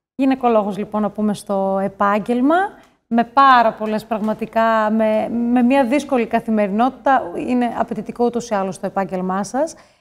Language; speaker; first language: Greek; native; Greek